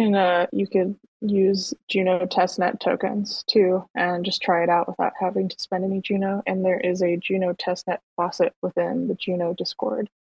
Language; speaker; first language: English; native; English